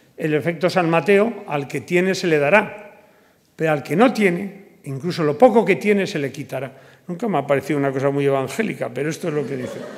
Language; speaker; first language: Spanish; native; Spanish